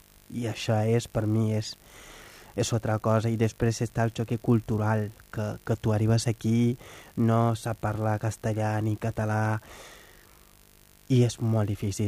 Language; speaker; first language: Catalan; non-native, fluent; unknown